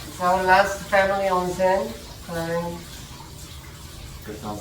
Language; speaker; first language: English; non-native, fluent; Korean